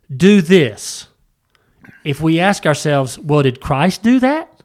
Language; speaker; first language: English; native; English